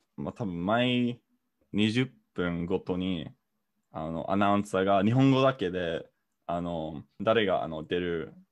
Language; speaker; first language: Japanese; non-native, fluent; English